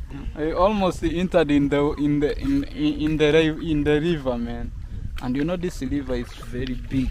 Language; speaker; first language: English; non-native, fluent; Rundi